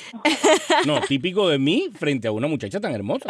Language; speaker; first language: Spanish; native; Spanish